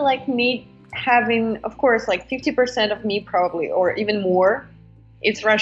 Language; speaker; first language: English; non-native, fluent; Russian